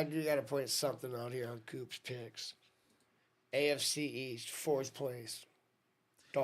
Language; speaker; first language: English; native; English